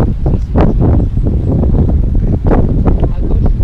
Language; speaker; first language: French; native; French